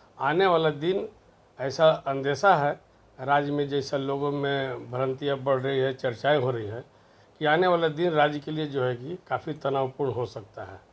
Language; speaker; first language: Hindi; native; Hindi